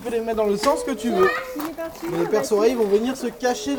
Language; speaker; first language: French; native; French